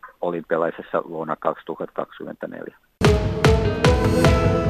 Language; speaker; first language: Finnish; non-native, fluent; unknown